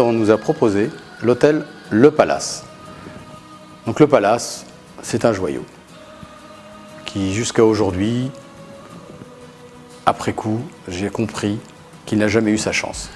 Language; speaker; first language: French; early bilingual, other home language; Arabic